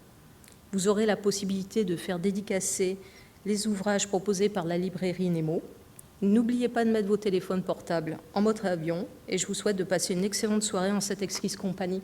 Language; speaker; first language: French; native; French